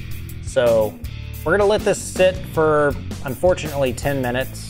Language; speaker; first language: English; native; English